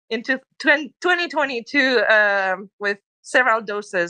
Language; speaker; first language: English; non-native, fluent; Spanish